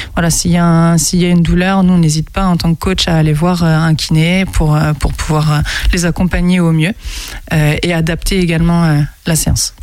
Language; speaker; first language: French; native; French